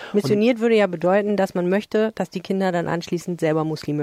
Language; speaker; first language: German; native; German